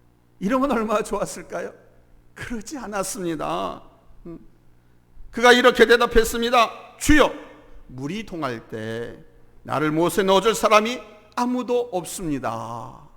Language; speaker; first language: Korean; native; Korean